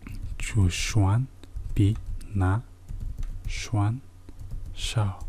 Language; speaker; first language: Chinese; non-native, learner; Mongolian